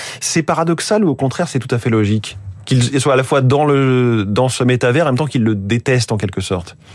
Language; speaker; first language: French; native; French